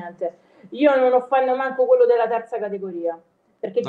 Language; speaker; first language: Italian; native; Italian